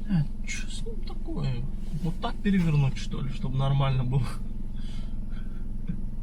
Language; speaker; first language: Russian; non-native, fluent; Turkmen